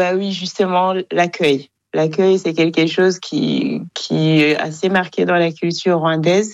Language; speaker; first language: French; non-native, local second language; Kinyarwanda